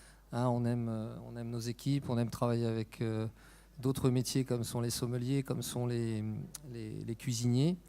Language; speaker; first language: French; native; French